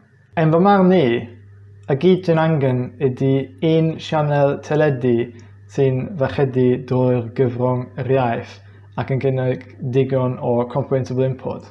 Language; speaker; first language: Welsh; non-native, fluent; English